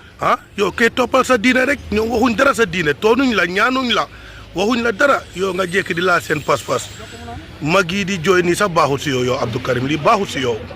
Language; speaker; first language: Wolof; native; Wolof